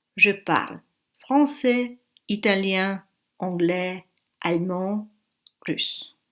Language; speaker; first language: French; native; French